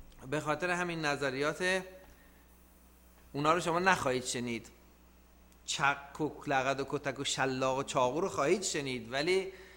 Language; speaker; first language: Persian; native; Persian